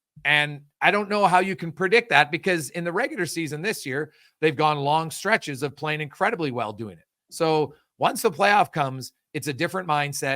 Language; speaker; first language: English; native; English